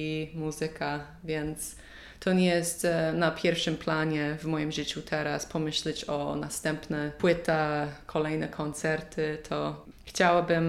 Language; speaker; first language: Polish; non-native, learner; English